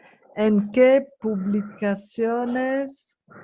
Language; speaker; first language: Spanish; non-native, fluent; French